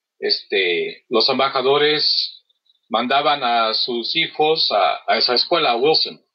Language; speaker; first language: Spanish; non-native, fluent; English